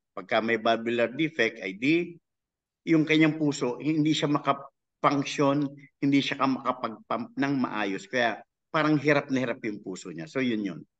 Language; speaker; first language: Filipino; native; Filipino